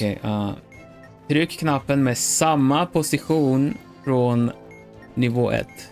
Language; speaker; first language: Swedish; non-native, learner; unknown